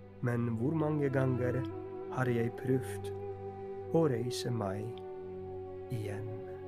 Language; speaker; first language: Norwegian; non-native, fluent; Polish